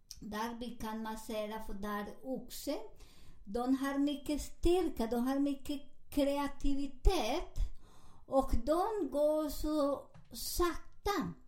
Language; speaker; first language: Swedish; non-native, learner; Spanish